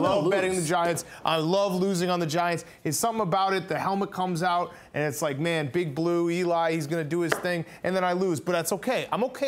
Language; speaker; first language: English; native; English